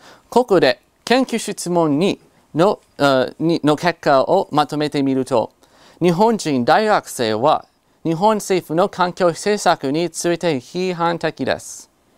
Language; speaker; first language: Japanese; non-native, fluent; English